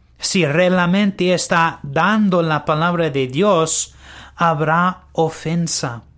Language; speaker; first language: Spanish; non-native, learner; English